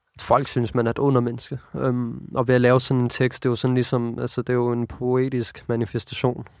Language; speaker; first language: Danish; early bilingual, other home language; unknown